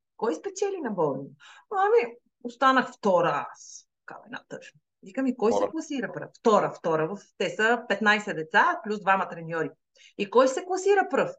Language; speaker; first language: Bulgarian; native; Bulgarian